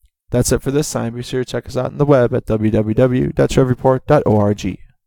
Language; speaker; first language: English; native; English